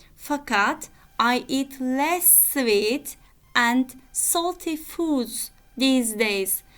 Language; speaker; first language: English; non-native, fluent; Turkish